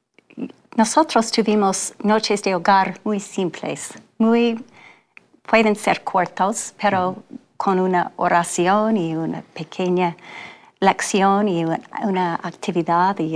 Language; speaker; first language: Spanish; non-native, fluent; English